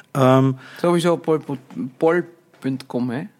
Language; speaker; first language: German; native; German